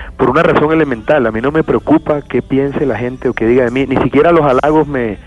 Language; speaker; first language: Spanish; native; Spanish